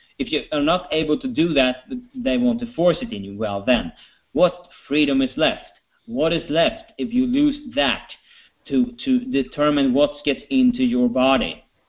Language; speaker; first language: English; non-native, fluent; Swedish